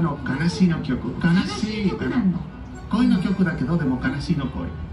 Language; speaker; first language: Japanese; non-native, learner; Spanish